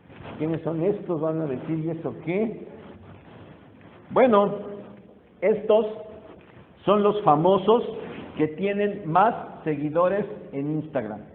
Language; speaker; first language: Spanish; native; Spanish